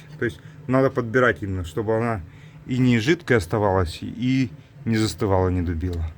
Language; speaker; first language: Russian; native; Russian